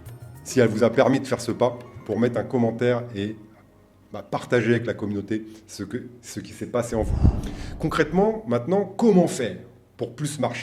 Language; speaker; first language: French; native; French